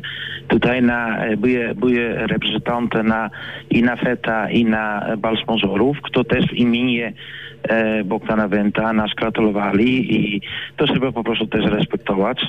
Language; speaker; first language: Polish; non-native, learner; Dutch